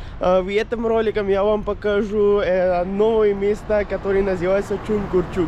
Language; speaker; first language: Russian; non-native, learner; Urdu